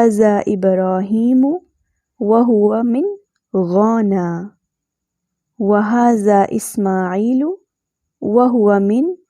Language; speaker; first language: Arabic; non-native, fluent; Urdu